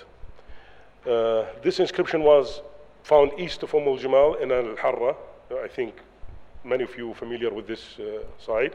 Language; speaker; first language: English; non-native, learner; Arabic